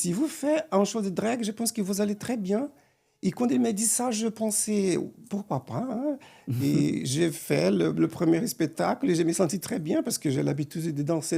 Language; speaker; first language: French; non-native, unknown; Portuguese